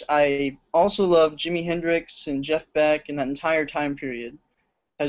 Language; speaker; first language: English; native; English